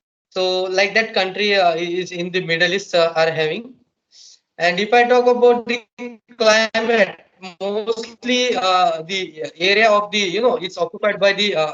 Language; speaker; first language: English; non-native, local second language; Marathi